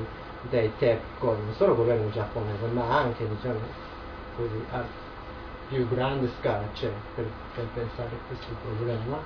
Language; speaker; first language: Italian; non-native, learner; Japanese